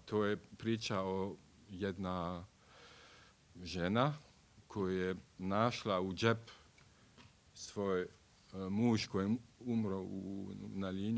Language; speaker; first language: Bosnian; non-native, learner; French